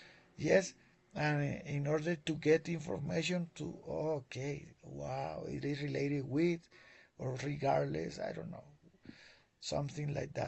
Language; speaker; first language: English; non-native, learner; Spanish